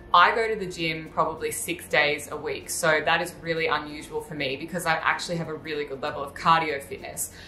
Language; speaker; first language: English; native; English